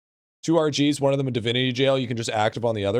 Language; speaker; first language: English; native; English